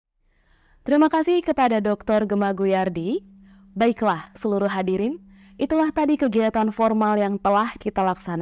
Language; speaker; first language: Indonesian; native; Indonesian